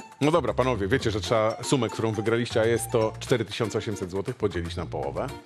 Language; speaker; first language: Polish; native; Polish